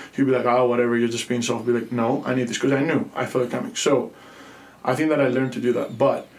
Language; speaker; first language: English; non-native, fluent; Greek